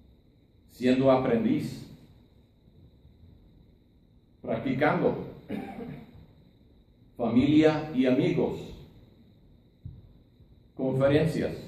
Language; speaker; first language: Spanish; non-native, fluent; English